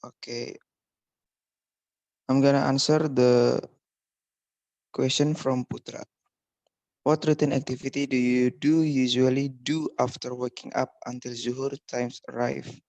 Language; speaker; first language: English; non-native, learner; Indonesian